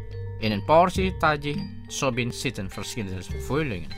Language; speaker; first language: Dutch; non-native, fluent; Indonesian